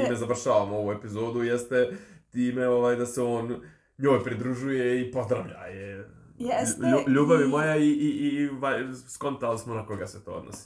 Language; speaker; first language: Serbian; native; Serbian